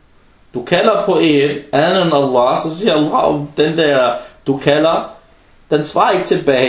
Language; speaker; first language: Danish; early bilingual, other home language; Arabic